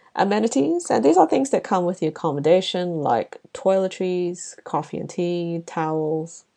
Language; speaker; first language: English; non-native, local second language; Chinese